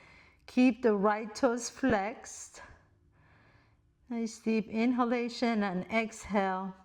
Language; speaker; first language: English; native; English